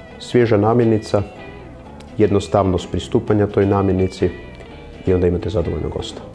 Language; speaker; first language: Croatian; native; Croatian